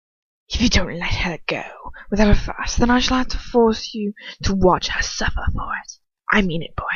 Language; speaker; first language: English; native; English